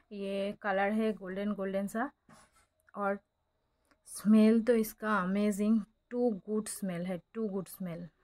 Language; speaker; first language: Hindi; non-native, local second language; Bangla